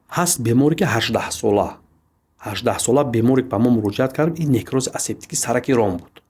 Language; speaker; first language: Tajik; native; Tajik